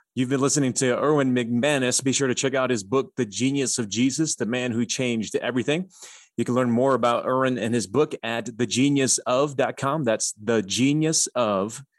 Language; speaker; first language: English; native; English